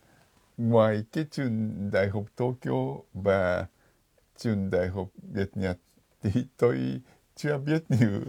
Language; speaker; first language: Vietnamese; non-native, fluent; Japanese